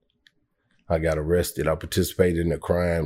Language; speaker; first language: English; native; English